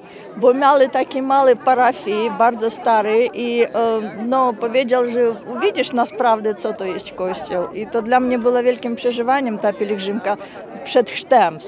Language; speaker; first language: Polish; non-native, learner; Russian